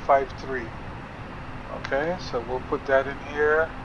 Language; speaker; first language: English; native; English